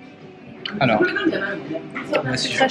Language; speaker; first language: French; native; French